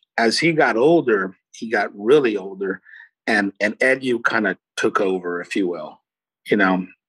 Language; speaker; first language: English; early bilingual, other home language; Portuguese